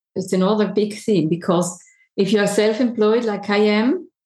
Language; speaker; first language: English; non-native, learner; German